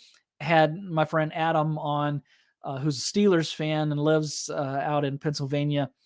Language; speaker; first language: English; native; English